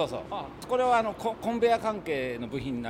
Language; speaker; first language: Japanese; native; Japanese